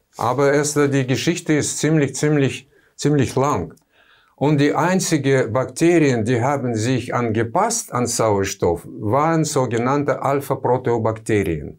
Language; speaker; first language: German; non-native, fluent; Russian